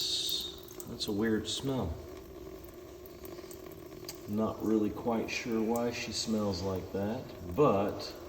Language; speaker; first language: English; native; English